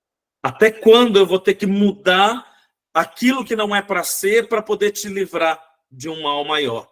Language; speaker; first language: Portuguese; native; Portuguese